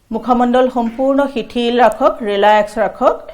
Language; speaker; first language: Hindi; non-native, local second language; Assamese